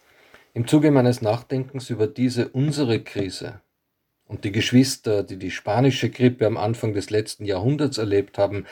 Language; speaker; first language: German; native; German